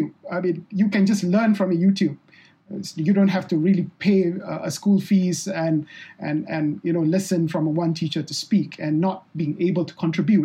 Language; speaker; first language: English; non-native, local second language; Malay